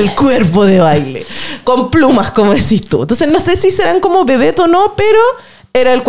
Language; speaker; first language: Spanish; native; Spanish